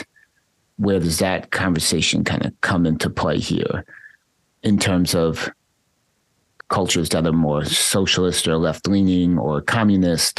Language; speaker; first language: English; native; English